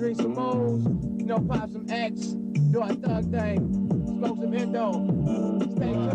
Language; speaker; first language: English; native; English